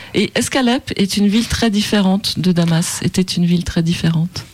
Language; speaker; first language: French; native; French